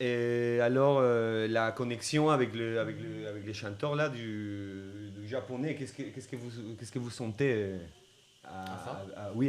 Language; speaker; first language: French; non-native, fluent; Spanish